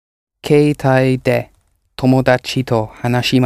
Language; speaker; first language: Japanese; non-native, learner; English